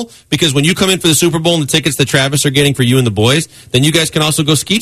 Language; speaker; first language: English; native; English